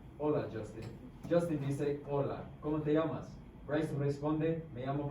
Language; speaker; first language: Spanish; non-native, fluent; English